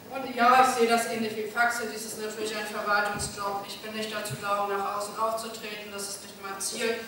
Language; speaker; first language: German; native; German